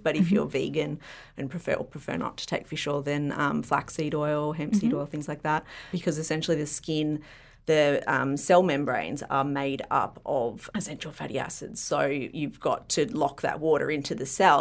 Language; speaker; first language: English; native; English